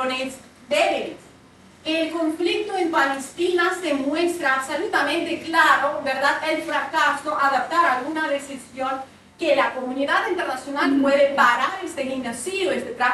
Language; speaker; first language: Spanish; non-native, fluent; Russian